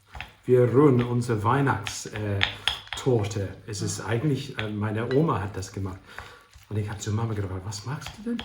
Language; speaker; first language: German; non-native, learner; English